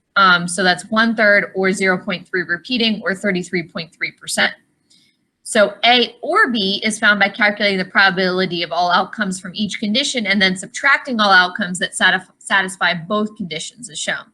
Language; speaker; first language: English; native; English